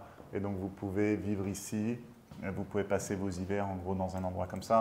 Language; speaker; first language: French; native; French